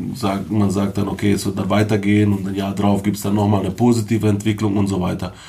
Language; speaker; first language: German; early bilingual, other home language; Bosnian